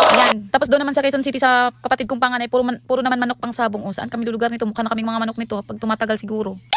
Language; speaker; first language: Filipino; non-native, local second language; Cebuano